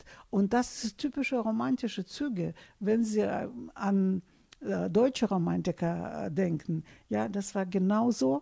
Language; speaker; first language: German; non-native, fluent; Russian